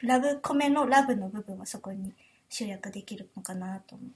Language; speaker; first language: Japanese; early bilingual, heritage; Japanese